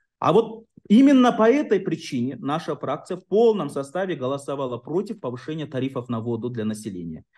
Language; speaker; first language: Russian; non-native, local second language; Kyrgyz